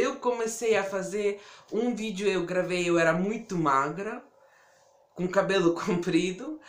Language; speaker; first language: Portuguese; early bilingual, heritage; Portuguese